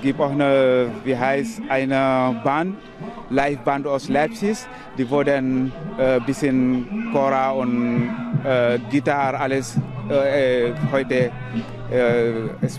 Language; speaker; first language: German; non-native, learner; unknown